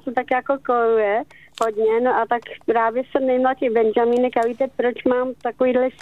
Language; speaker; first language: Czech; native; Czech